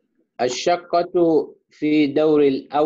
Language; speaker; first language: Arabic; non-native, learner; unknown